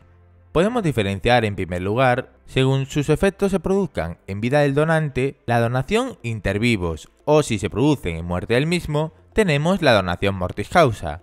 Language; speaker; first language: Spanish; native; Spanish